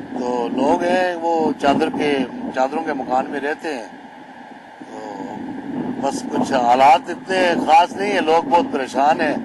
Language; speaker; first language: Urdu; non-native, local second language; Northern Hindko